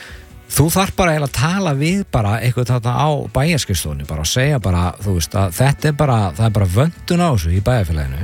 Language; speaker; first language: Icelandic; native; Icelandic